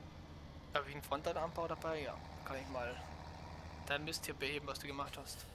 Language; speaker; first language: German; native; German